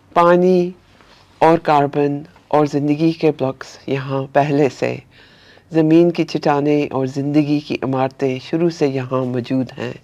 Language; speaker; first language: Urdu; early bilingual, heritage; Urdu